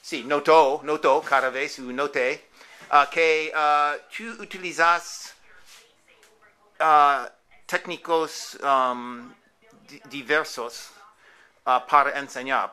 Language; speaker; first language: Spanish; non-native, learner; English